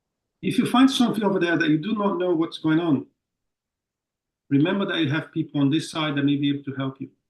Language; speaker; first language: English; non-native, fluent; Portuguese